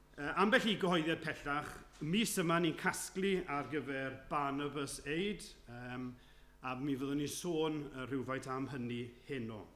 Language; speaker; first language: Welsh; native; Welsh